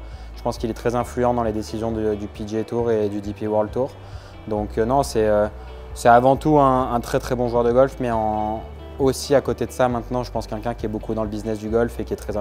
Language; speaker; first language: French; native; French